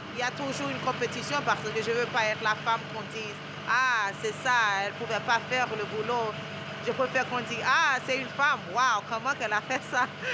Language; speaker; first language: French; early bilingual, heritage; French